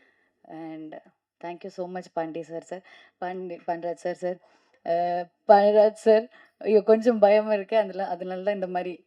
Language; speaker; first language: Tamil; non-native, learner; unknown